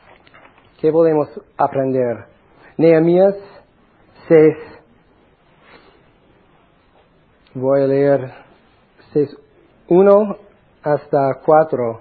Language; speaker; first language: Spanish; non-native, fluent; English